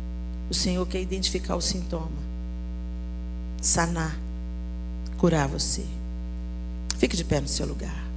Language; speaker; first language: Portuguese; native; Portuguese